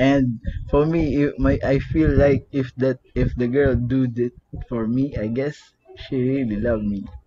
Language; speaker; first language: English; non-native, learner; Filipino